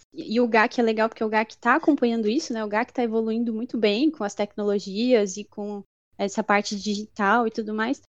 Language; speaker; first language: Portuguese; native; Portuguese